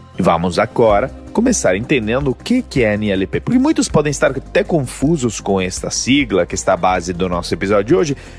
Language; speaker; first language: Portuguese; non-native, fluent; Italian